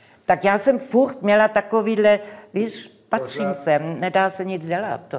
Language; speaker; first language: Czech; non-native, local second language; English